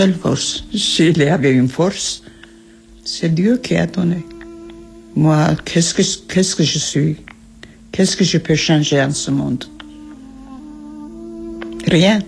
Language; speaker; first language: French; early bilingual, other home language; Armenian